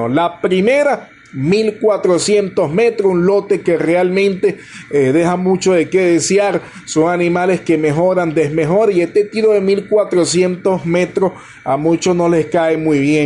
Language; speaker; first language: Spanish; native; Spanish